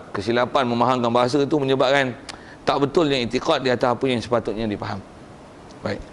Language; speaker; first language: Malay; native; Malay